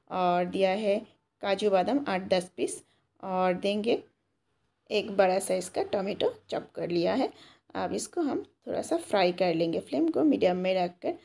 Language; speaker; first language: Hindi; non-native, local second language; Bangla